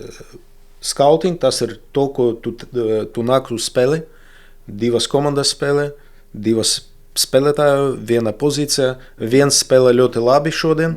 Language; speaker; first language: Latvian; non-native, local second language; Russian